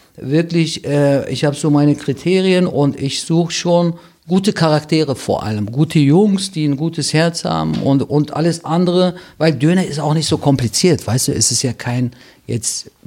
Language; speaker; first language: German; early bilingual, other home language; Turkish